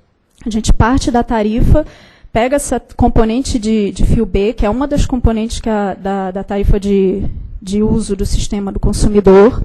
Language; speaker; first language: Portuguese; native; Portuguese